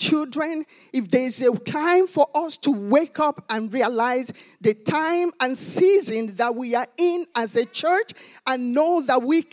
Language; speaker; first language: English; non-native, local second language; Igbo